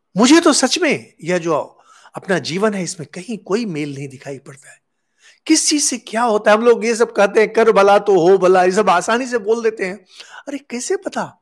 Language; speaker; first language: Hindi; non-native, local second language; Bangla